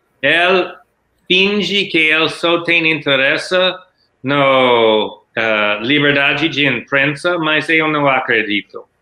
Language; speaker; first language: Portuguese; non-native, learner; English